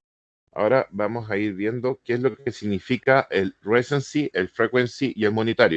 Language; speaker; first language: Spanish; native; Spanish